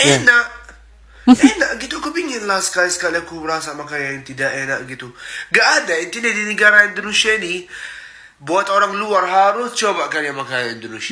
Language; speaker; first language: Indonesian; non-native, fluent; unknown